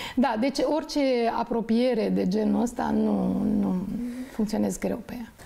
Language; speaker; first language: Romanian; native; Romanian